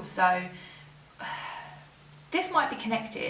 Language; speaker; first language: English; native; English